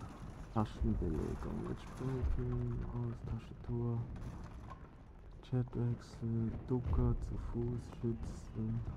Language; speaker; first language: German; native; German